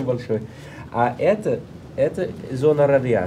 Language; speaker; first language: Russian; non-native, learner; Dutch